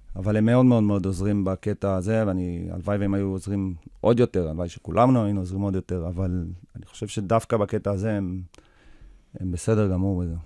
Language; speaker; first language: Hebrew; early bilingual, other home language; English